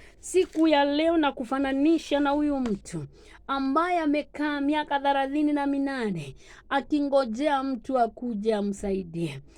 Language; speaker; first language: Swahili; non-native, local second language; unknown